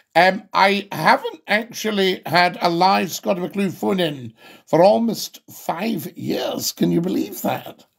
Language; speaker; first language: English; native; English